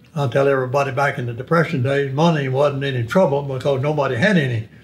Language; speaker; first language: English; native; English